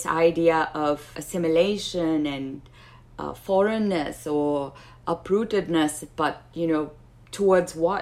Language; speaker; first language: English; non-native, local second language; Urdu